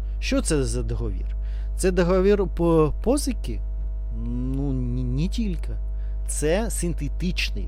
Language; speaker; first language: Ukrainian; non-native, learner; Russian